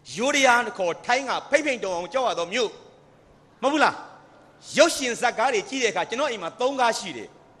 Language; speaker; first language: Burmese; native; Burmese